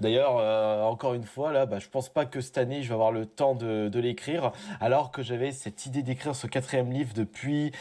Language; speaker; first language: French; native; French